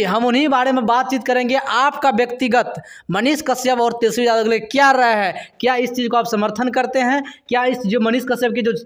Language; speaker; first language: Hindi; native; Hindi